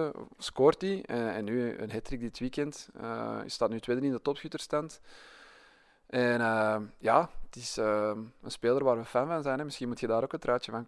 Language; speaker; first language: Dutch; native; Dutch